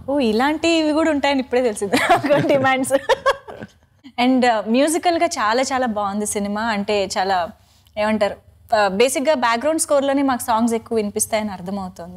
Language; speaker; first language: Telugu; native; Telugu